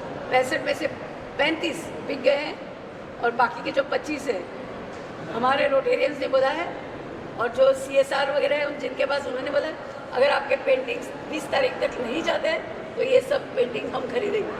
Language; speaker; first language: Hindi; native; Hindi